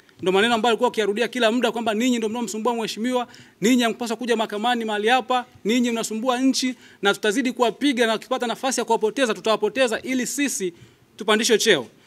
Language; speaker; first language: Swahili; native; Swahili